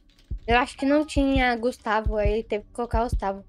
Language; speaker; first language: Portuguese; native; Portuguese